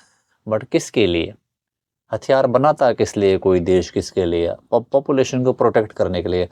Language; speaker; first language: Hindi; native; Hindi